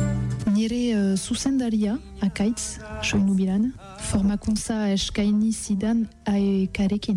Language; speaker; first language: Basque; non-native, learner; French